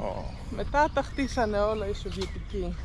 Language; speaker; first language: Greek; non-native, fluent; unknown